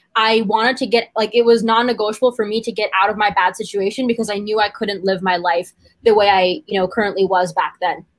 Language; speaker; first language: English; native; English